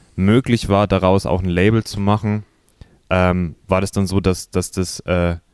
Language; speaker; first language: German; native; German